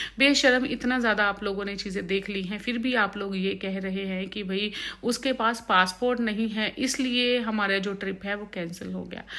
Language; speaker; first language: Hindi; non-native, local second language; Punjabi